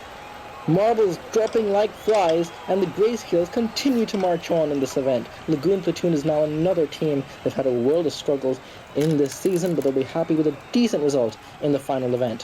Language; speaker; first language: English; native; English